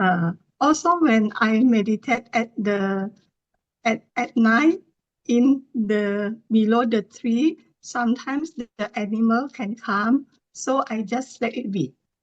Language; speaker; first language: English; non-native, learner; Thai